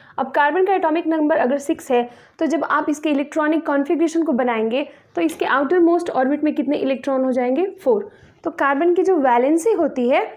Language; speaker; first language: Hindi; native; Hindi